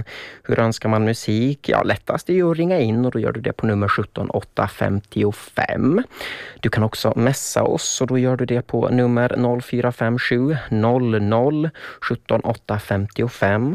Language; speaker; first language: Swedish; native; Swedish